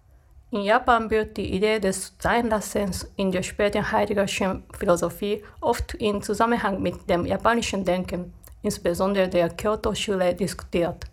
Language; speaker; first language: German; non-native, fluent; Japanese